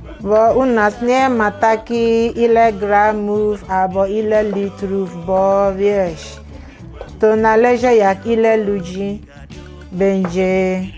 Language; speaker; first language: Polish; non-native, learner; Igbo